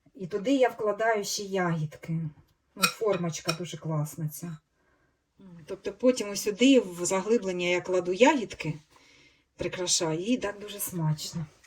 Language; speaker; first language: Ukrainian; native; Ukrainian